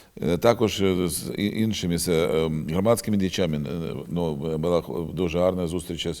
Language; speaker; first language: Ukrainian; non-native, learner; Russian